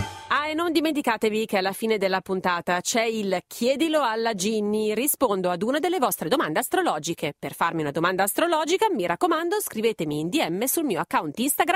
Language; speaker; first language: Italian; native; Italian